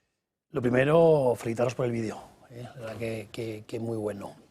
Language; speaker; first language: Spanish; native; Spanish